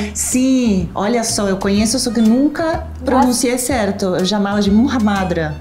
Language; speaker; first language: Portuguese; non-native, fluent; Spanish